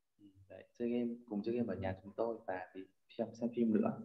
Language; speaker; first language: Korean; non-native, fluent; Vietnamese